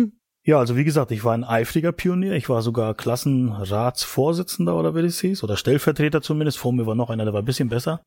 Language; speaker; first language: German; native; German